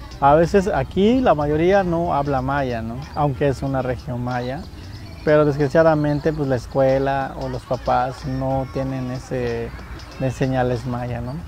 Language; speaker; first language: Spanish; non-native, local second language; Yucateco